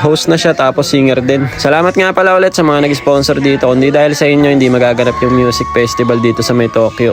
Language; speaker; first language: Filipino; native; Filipino